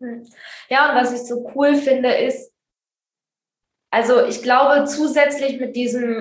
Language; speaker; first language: German; native; German